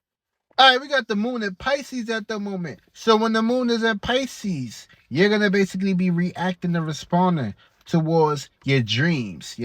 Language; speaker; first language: English; native; English